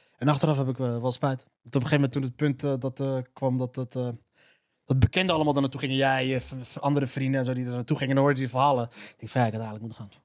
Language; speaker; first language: Dutch; early bilingual, other home language; Arabic